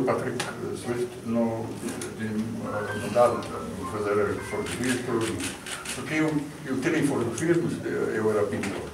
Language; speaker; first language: Portuguese; non-native, learner; English